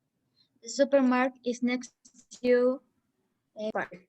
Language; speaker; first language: English; non-native, learner; Spanish